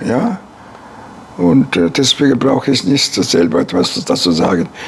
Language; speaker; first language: German; non-native, fluent; Korean